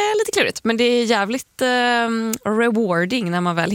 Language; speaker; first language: Swedish; native; Swedish